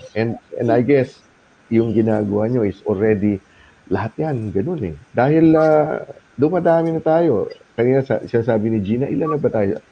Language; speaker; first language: Filipino; non-native, local second language; Cebuano